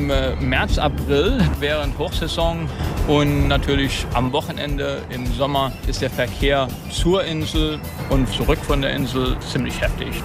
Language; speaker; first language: German; native; German